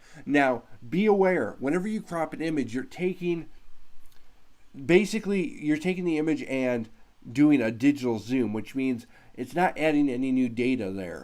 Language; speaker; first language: English; native; English